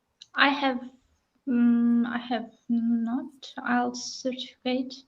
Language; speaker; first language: English; non-native, learner; Uzbek